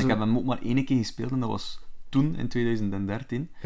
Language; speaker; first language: Dutch; native; Dutch